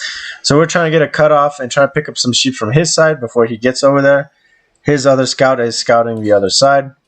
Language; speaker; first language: English; native; English